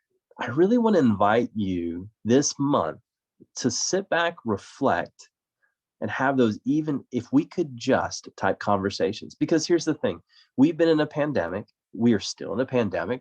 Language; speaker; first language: English; native; English